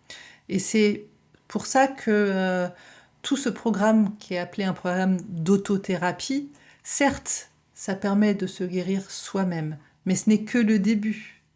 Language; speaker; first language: French; native; French